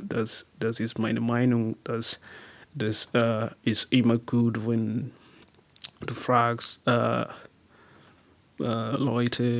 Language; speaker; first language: German; non-native, learner; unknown